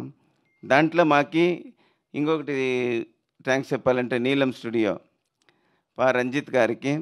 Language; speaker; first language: Telugu; non-native, local second language; Tamil